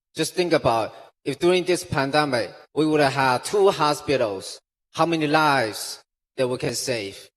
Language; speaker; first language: English; non-native, fluent; Chinese